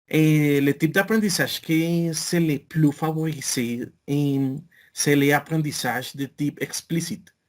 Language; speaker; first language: French; non-native, learner; Spanish